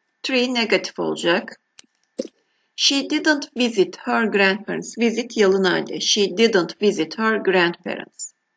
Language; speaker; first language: English; non-native, fluent; Turkish